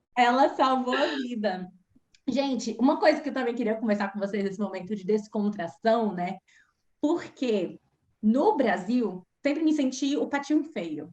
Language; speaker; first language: Portuguese; native; Portuguese